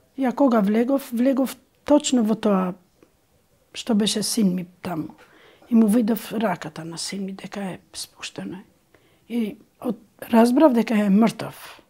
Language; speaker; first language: Macedonian; non-native, local second language; Albanian